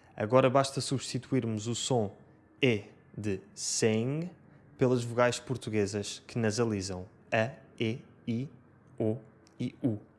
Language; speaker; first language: Portuguese; native; Portuguese